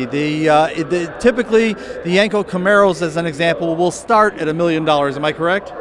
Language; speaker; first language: English; native; English